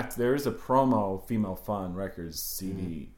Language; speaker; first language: English; native; English